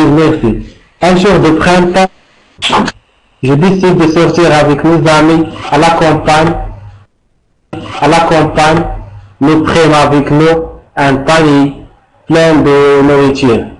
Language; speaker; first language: French; non-native, learner; Arabic